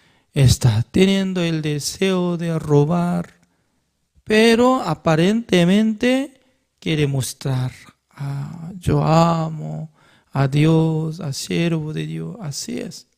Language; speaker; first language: Spanish; non-native, fluent; Korean